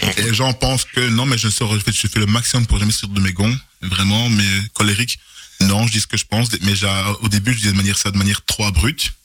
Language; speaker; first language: French; native; French